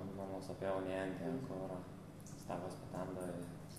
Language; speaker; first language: Italian; non-native, learner; Lithuanian